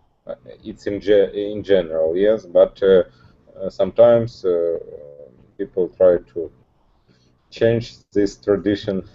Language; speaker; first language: English; non-native, learner; Russian